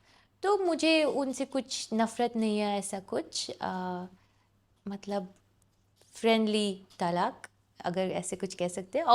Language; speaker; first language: Hindi; non-native, local second language; English